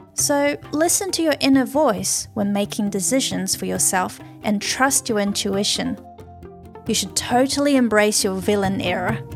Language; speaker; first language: English; early bilingual, other home language; Chinese